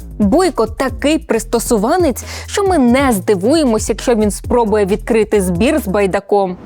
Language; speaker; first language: Ukrainian; native; Ukrainian